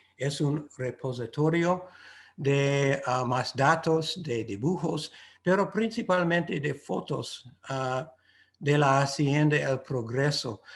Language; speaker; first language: Spanish; non-native, fluent; English